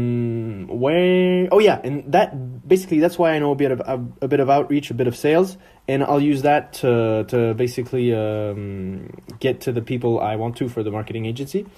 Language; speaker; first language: English; non-native, fluent; French